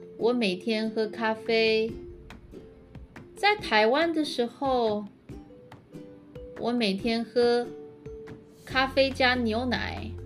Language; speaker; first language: Chinese; early bilingual, heritage; Chinese